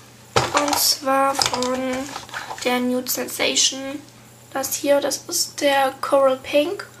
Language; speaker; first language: German; native; German